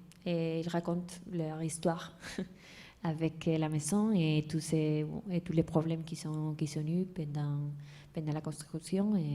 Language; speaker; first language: French; non-native, fluent; Spanish